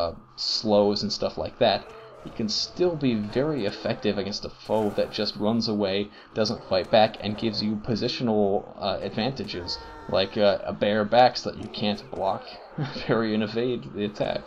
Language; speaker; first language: English; native; English